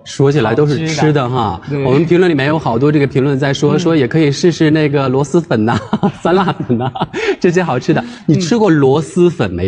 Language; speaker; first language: Chinese; native; Chinese